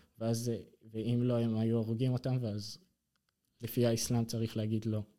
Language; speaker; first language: Hebrew; non-native, local second language; Arabic